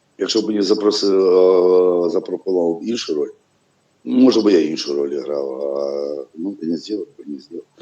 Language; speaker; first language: Ukrainian; non-native, local second language; Russian